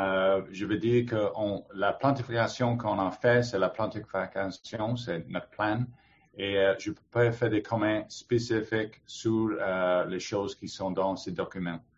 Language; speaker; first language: French; non-native, learner; English